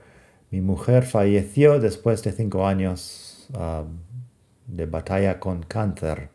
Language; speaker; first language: Spanish; non-native, fluent; English